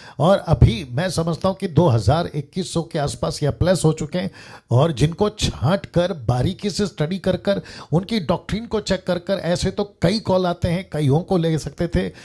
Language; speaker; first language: Hindi; native; Hindi